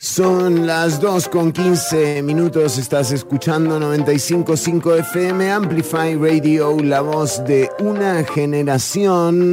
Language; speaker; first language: Spanish; native; Spanish